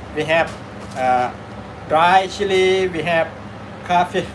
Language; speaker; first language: English; non-native, learner; Thai